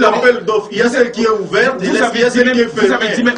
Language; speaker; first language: French; non-native, local second language; Lingala